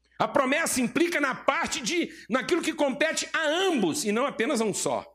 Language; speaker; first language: Portuguese; native; Portuguese